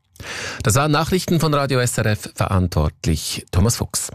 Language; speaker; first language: German; native; German